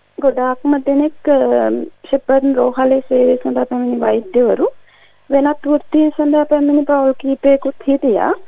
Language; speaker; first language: Sinhala; native; Sinhala